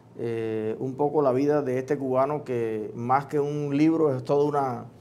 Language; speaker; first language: Spanish; native; Spanish